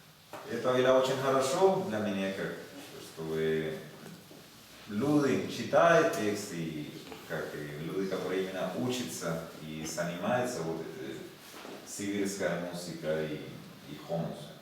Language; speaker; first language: Russian; non-native, learner; Spanish